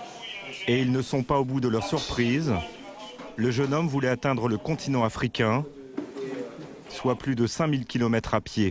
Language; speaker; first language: French; native; French